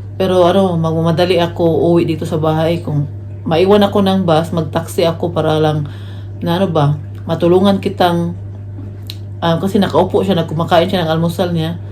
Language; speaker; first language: Filipino; non-native, local second language; Cebuano